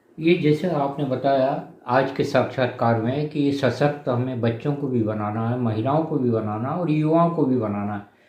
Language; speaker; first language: Hindi; native; Hindi